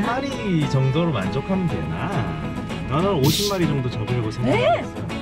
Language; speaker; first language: Korean; native; Korean